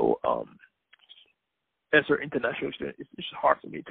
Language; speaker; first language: English; non-native, local second language; Cantonese